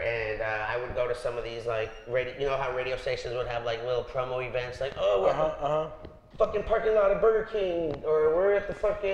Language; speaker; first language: English; native; English